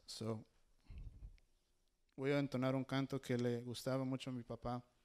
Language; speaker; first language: Spanish; early bilingual, heritage; Spanish